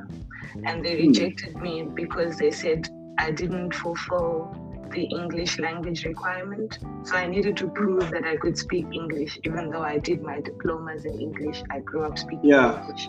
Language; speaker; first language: English; native; English